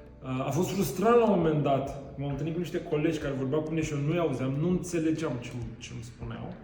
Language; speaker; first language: Romanian; native; Romanian